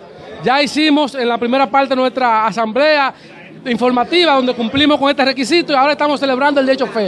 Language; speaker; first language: Spanish; native; Spanish